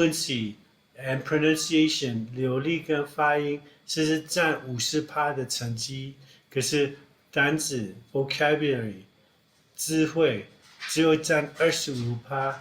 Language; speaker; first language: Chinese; non-native, fluent; English